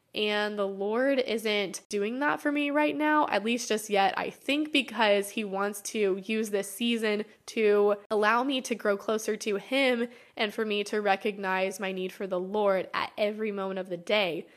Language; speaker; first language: English; native; English